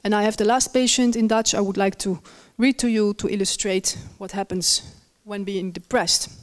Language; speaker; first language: English; non-native, fluent; Dutch